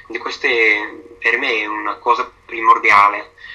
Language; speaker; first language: Italian; non-native, fluent; English